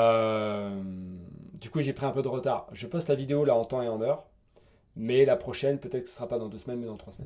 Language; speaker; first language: French; native; French